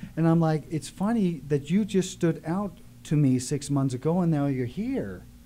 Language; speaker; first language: English; non-native, fluent; Danish